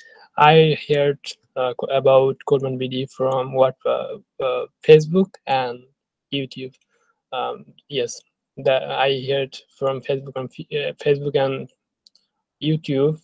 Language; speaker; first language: English; non-native, learner; Bangla